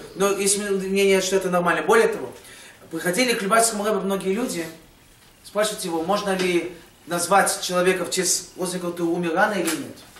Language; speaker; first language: Russian; early bilingual, heritage; Russian